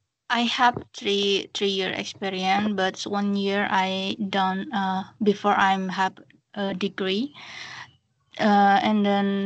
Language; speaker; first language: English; non-native, learner; Indonesian